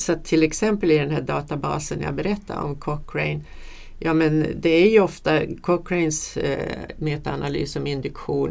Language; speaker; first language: Swedish; native; Swedish